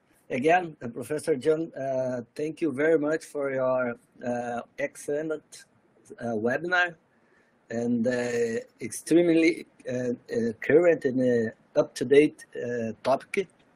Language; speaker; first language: English; non-native, fluent; Portuguese